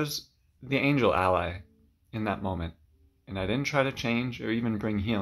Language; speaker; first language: English; native; English